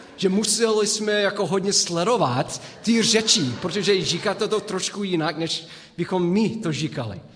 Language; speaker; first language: Czech; non-native, fluent; English